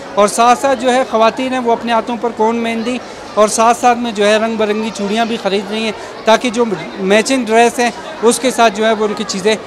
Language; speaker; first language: Urdu; non-native, local second language; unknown